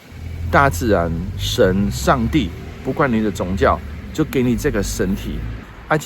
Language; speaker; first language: Chinese; non-native, fluent; Dutch